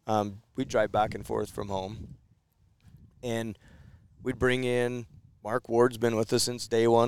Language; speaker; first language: English; native; English